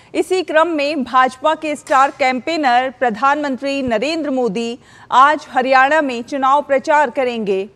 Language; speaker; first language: Hindi; native; Hindi